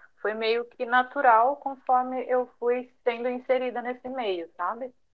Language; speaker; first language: Portuguese; early bilingual, other home language; Japanese